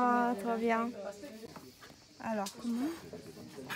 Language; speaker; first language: French; non-native, learner; Chinese